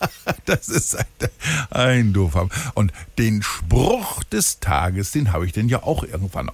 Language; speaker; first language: German; native; German